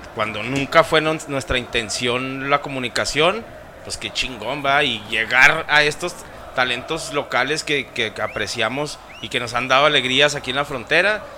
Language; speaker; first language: Spanish; native; Spanish